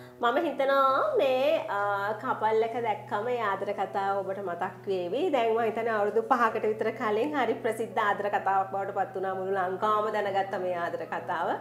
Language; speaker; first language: Sinhala; native; Sinhala